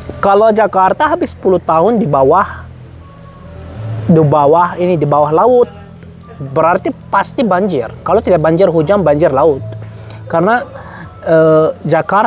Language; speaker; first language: Indonesian; non-native, fluent; Arabic